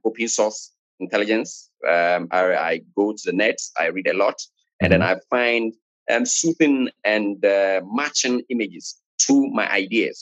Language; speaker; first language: English; non-native, local second language; Akan